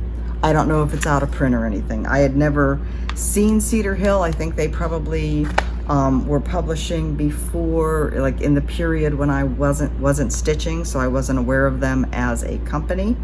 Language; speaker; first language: English; native; English